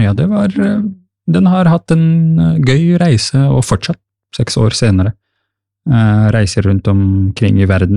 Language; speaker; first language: Norwegian; early bilingual, other home language; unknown